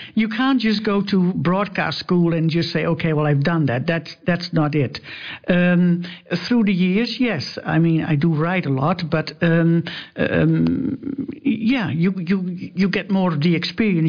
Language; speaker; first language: English; non-native, fluent; Dutch